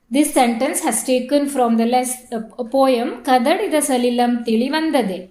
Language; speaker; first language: English; non-native, local second language; Kannada